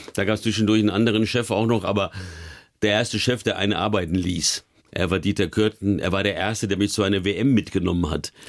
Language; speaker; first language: German; early bilingual, other home language; Hungarian